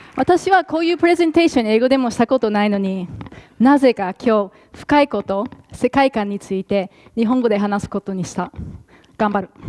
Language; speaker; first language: Japanese; non-native, fluent; English